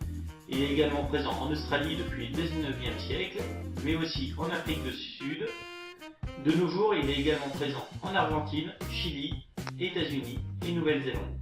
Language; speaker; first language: French; native; French